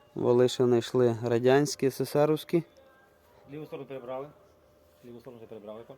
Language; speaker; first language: Ukrainian; native; Ukrainian